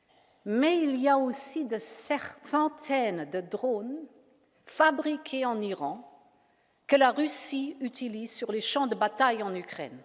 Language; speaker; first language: French; non-native, fluent; German